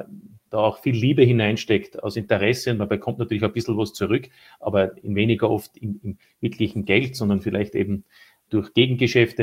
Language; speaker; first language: German; native; German